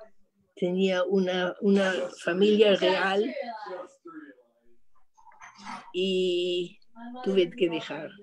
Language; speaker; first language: Spanish; non-native, fluent; French